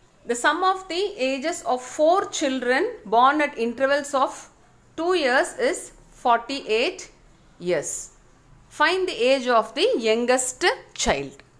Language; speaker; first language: English; non-native, local second language; Tamil